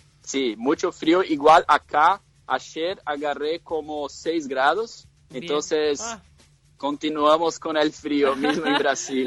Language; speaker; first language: Spanish; non-native, fluent; Portuguese